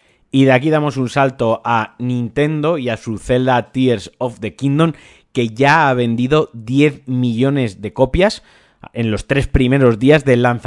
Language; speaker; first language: Spanish; native; Spanish